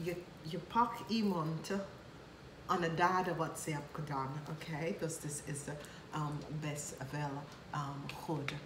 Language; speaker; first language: Dutch; non-native, fluent; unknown